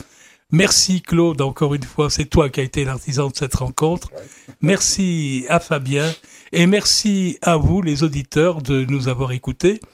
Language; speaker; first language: French; native; French